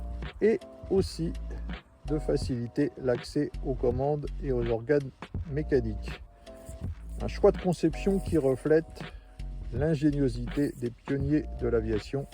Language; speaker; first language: French; native; French